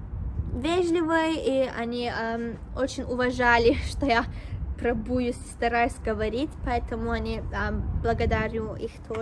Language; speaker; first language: Russian; non-native, learner; Turkish